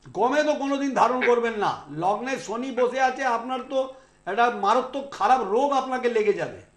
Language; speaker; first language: Bangla; non-native, local second language; Punjabi